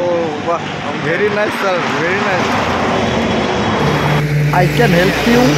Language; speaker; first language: English; non-native, learner; Bangla